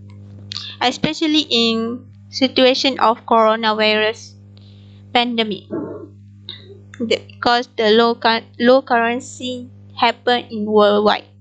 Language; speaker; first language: English; non-native, local second language; Malay